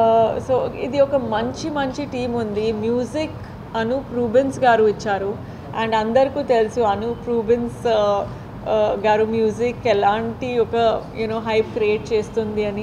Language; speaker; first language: Telugu; non-native, fluent; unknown